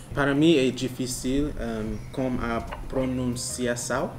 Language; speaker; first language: Portuguese; non-native, learner; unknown